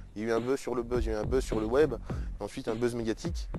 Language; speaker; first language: French; native; French